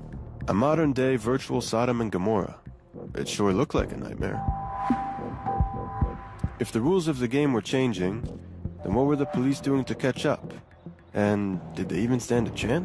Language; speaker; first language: English; non-native, fluent; Hebrew